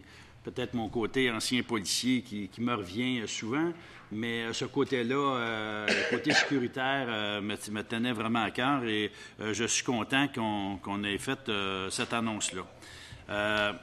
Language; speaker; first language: French; native; French